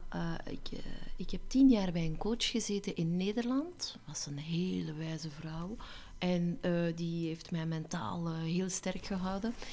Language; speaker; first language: Dutch; native; Dutch